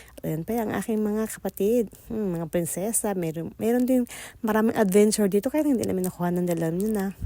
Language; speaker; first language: Filipino; non-native, local second language; Cebuano